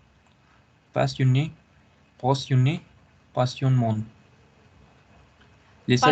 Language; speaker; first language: French; non-native, learner; Spanish